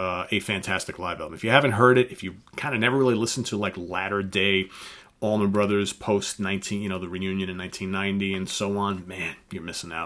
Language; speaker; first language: English; native; English